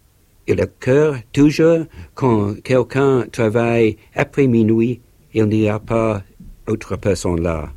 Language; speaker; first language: French; non-native, learner; English